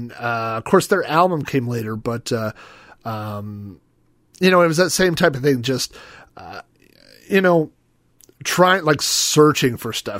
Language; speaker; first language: English; native; English